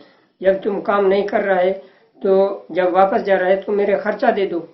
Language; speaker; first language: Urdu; non-native, local second language; Sindhi